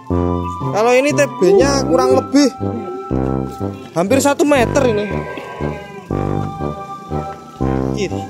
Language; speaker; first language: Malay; non-native, local second language; Javanese